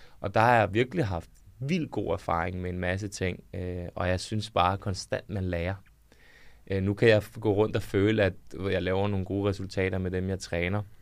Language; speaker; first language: Danish; early bilingual, other home language; Serbian